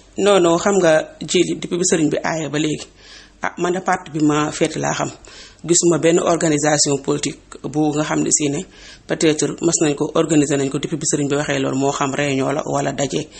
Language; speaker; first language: Wolof; native; Wolof